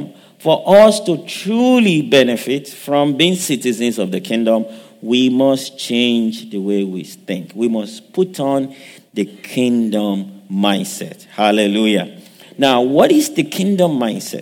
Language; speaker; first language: English; non-native, local second language; Yoruba